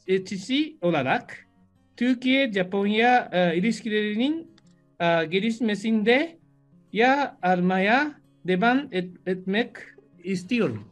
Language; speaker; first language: Turkish; non-native, learner; Japanese